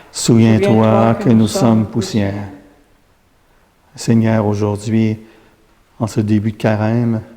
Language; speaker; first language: French; native; French